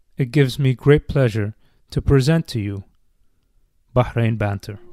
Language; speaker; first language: English; non-native, fluent; Arabic